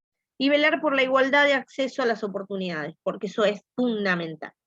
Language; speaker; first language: Spanish; native; Spanish